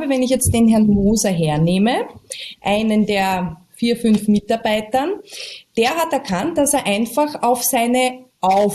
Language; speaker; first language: German; native; German